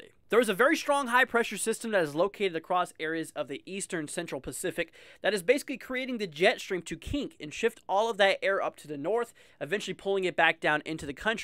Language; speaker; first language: English; native; English